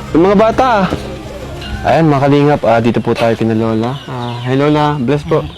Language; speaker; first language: Filipino; native; Filipino